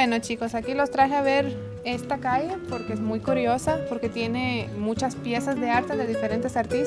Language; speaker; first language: Spanish; non-native, fluent; Lithuanian